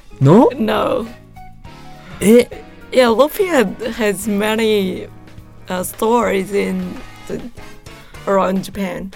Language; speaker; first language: English; non-native, fluent; Japanese